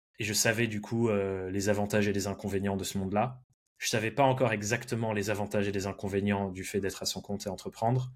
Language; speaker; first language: French; early bilingual, other home language; English